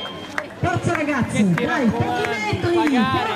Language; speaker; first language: Italian; native; Italian